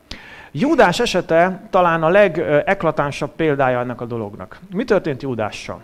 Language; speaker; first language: Hungarian; native; Hungarian